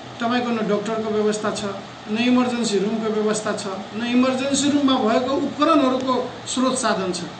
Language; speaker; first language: Nepali; non-native, local second language; Maithili